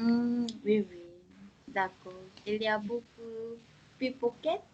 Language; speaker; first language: French; non-native, learner; Korean